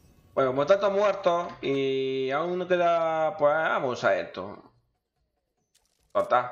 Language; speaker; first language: Spanish; native; Spanish